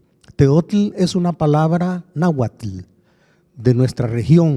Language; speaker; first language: Spanish; native; Spanish